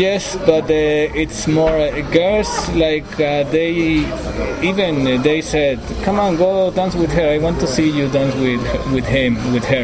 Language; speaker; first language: English; non-native, learner; Spanish